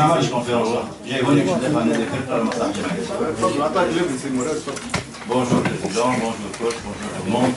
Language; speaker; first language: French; non-native, local second language; Arabic